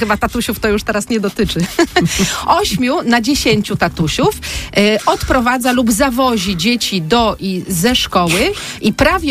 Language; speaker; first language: Polish; native; Polish